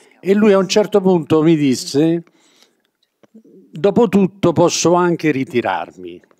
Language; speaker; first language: Italian; native; Italian